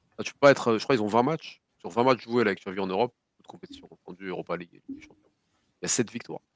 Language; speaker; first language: French; native; French